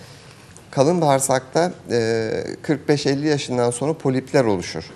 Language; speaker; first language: Turkish; native; Turkish